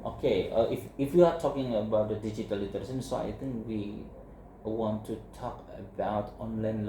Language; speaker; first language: English; non-native, learner; Indonesian